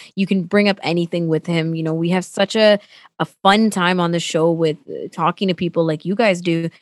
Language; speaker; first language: English; non-native, fluent; Tamil